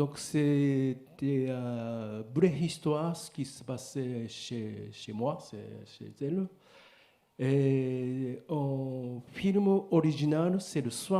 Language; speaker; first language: French; non-native, learner; Japanese